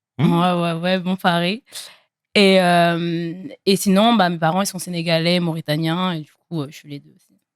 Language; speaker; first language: French; native; French